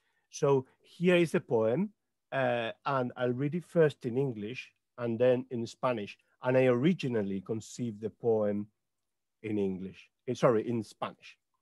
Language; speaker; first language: English; non-native, fluent; Spanish